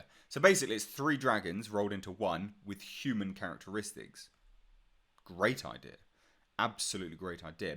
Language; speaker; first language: English; native; English